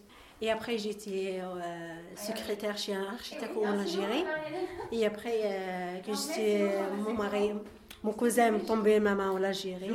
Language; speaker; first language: French; non-native, learner; Arabic